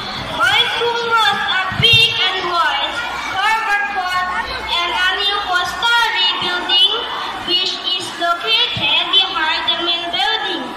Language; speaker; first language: English; non-native, learner; Thai